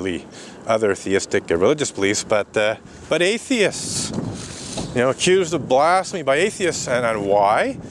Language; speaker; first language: English; native; English